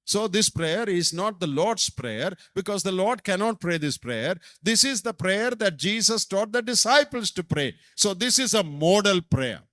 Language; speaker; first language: English; non-native, local second language; Malayalam